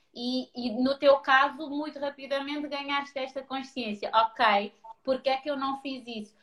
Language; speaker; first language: Portuguese; non-native, local second language; Kabuverdianu